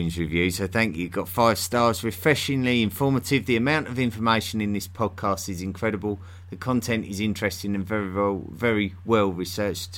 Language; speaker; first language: English; native; English